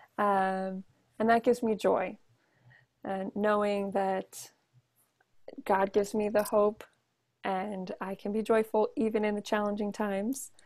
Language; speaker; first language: English; native; English